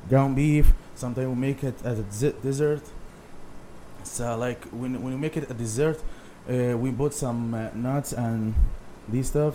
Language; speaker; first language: English; non-native, learner; Arabic